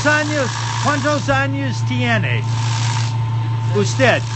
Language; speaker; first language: Spanish; non-native, learner; English